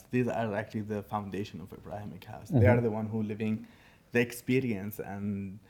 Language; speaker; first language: English; non-native, fluent; Arabic